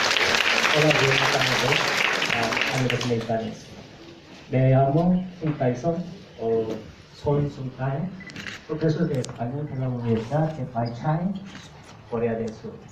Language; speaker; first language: Spanish; non-native, fluent; Korean